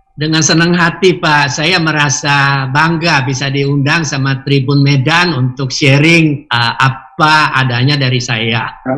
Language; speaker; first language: Indonesian; native; Indonesian